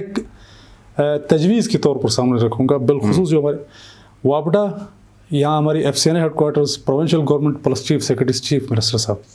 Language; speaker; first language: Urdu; non-native, local second language; Shina